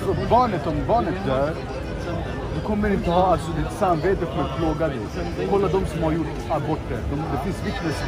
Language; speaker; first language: Swedish; non-native, fluent; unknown